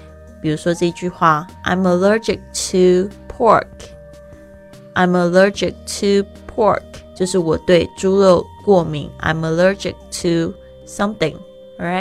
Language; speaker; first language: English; non-native, fluent; Chinese